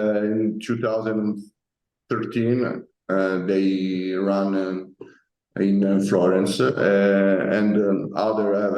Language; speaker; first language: English; non-native, learner; Italian